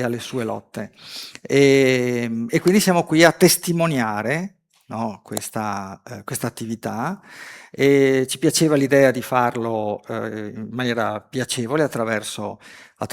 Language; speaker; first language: Italian; native; Italian